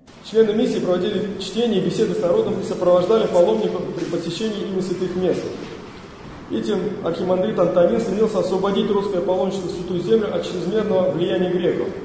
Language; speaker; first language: Russian; native; Russian